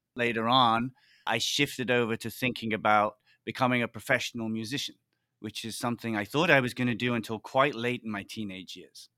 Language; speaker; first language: English; native; English